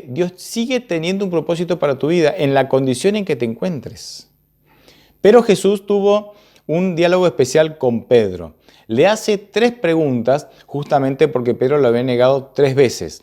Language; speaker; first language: Spanish; native; Spanish